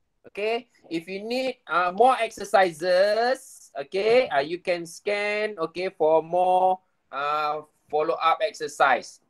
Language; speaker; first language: English; non-native, local second language; Malay